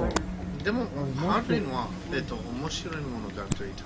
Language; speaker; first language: Japanese; non-native, learner; English